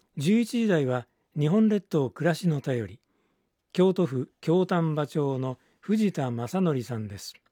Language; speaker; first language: Japanese; native; Japanese